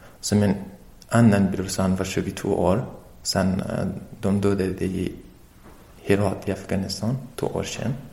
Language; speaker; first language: Swedish; non-native, learner; Persian